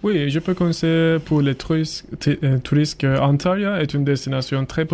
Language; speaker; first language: French; non-native, learner; Turkish